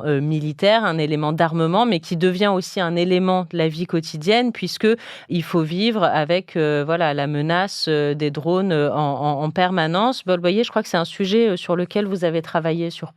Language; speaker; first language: French; native; French